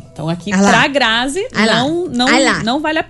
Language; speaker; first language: Portuguese; native; Portuguese